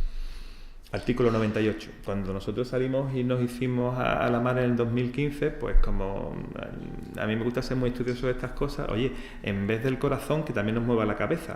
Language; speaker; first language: Spanish; native; Spanish